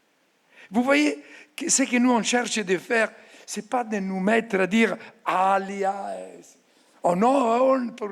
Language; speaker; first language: French; non-native, fluent; Italian